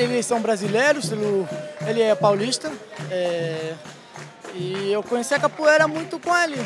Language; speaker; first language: Portuguese; non-native, learner; Hebrew